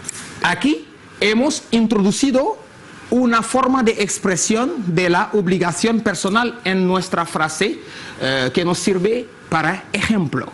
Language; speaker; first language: Spanish; non-native, fluent; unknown